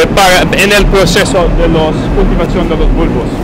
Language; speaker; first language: Spanish; non-native, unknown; Dutch